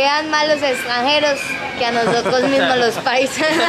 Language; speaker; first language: Spanish; native; Spanish